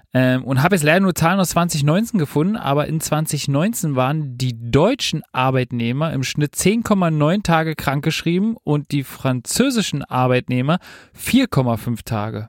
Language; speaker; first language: German; native; German